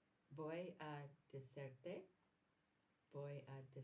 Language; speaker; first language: Spanish; non-native, learner; English